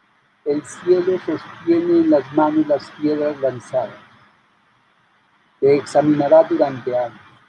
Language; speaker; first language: Spanish; native; Spanish